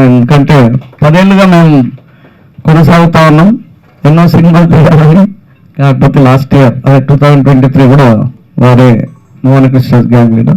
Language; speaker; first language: Telugu; native; Telugu